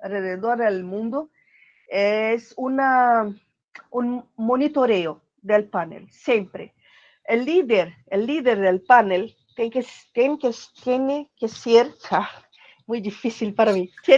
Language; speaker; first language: Spanish; non-native, learner; Portuguese